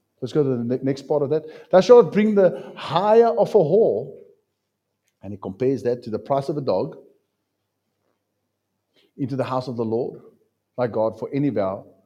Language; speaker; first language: English; non-native, local second language; Afrikaans